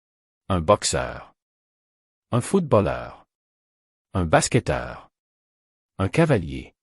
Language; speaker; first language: French; non-native, fluent; Arabic